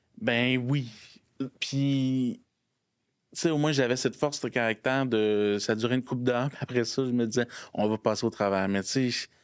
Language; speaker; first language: French; native; French